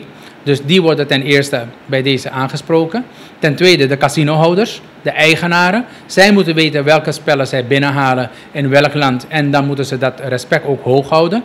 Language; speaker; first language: Dutch; native; Dutch